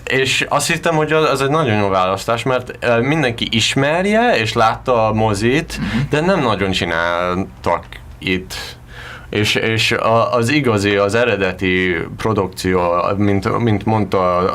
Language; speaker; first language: Hungarian; non-native, learner; English